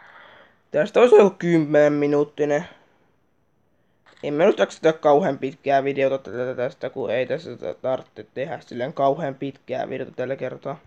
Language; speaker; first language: Finnish; native; Finnish